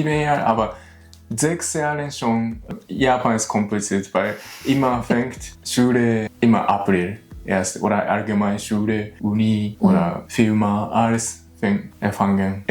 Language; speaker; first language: German; non-native, learner; Japanese